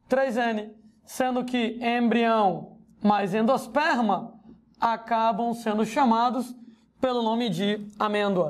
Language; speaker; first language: Portuguese; native; Portuguese